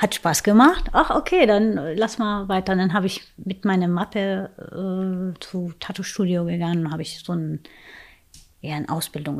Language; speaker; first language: German; non-native, fluent; Arabic